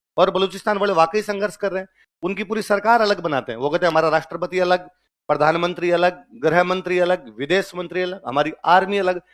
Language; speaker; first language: Hindi; native; Hindi